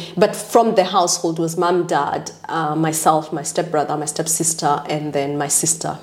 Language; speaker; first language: English; non-native, local second language; Kikuyu